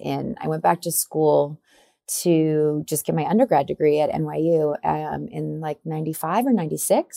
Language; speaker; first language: English; native; English